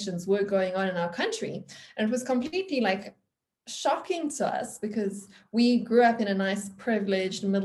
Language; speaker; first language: English; native; English